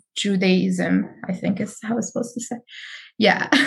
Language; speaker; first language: English; non-native, fluent; Arabic